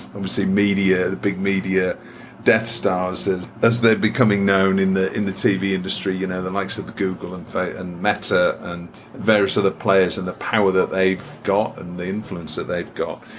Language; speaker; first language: English; native; English